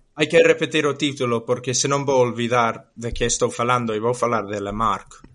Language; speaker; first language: Galician; non-native, fluent; English